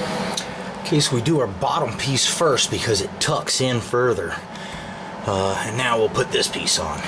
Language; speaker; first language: English; native; English